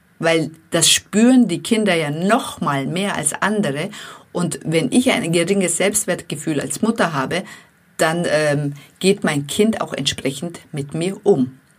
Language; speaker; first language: German; non-native, fluent; Turkish